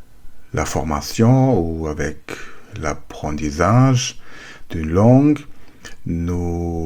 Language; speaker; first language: French; non-native, learner; German